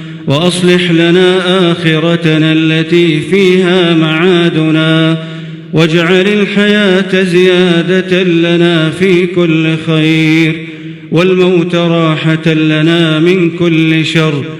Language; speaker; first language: Arabic; native; Arabic